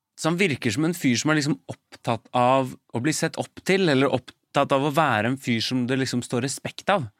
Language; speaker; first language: Norwegian; native; Norwegian